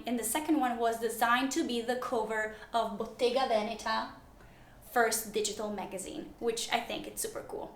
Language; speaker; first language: English; non-native, fluent; Italian